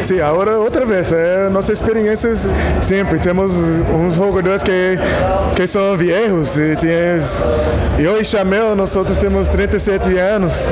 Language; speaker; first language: Spanish; non-native, learner; Portuguese